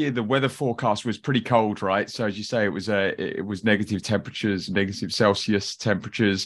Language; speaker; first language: English; native; English